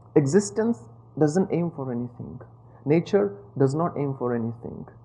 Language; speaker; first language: English; non-native, local second language; Punjabi